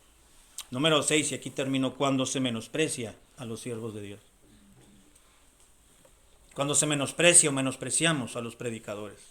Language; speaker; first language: Spanish; native; Spanish